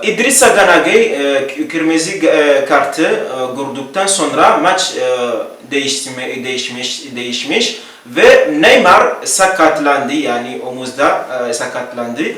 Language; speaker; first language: Turkish; non-native, learner; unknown